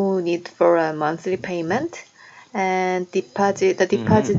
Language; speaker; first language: English; non-native, learner; Korean